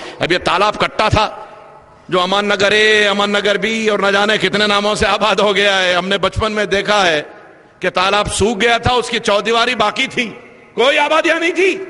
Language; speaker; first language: Urdu; native; Urdu